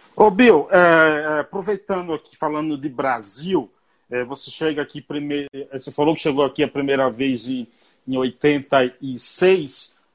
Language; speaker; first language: Portuguese; native; Portuguese